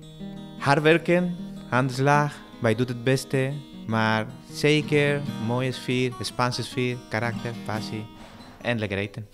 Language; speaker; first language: Dutch; non-native, learner; Spanish